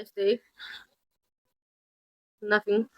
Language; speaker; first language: English; non-native, learner; Romanian